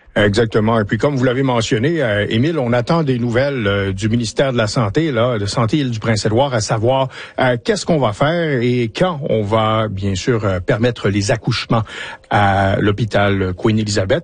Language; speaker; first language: French; native; French